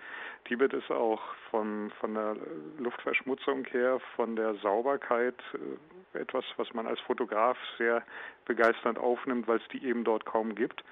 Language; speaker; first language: German; native; German